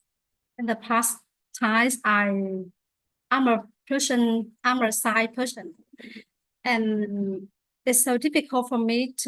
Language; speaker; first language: English; non-native, learner; Vietnamese